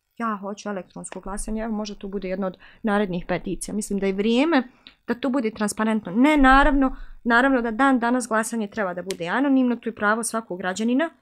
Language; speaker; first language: Bosnian; native; Bosnian